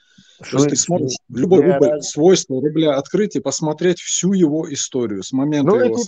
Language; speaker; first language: Russian; non-native, local second language; Chechen